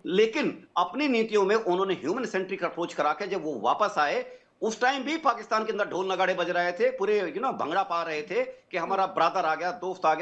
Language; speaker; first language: Hindi; native; Hindi